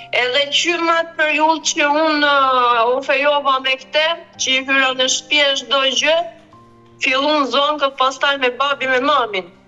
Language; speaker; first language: Albanian; early bilingual, heritage; Albanian